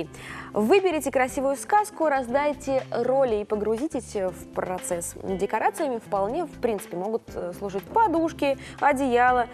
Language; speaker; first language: Russian; native; Russian